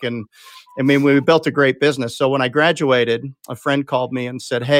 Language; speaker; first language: English; native; English